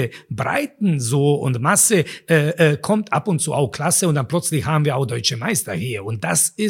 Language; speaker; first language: German; non-native, fluent; Bosnian